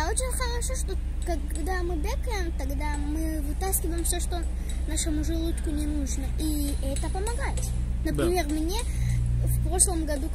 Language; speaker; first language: Russian; early bilingual, heritage; Russian